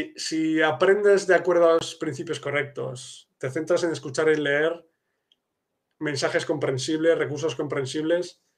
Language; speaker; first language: Spanish; native; Spanish